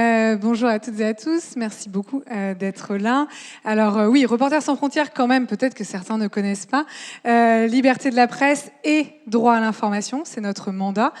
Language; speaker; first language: French; native; French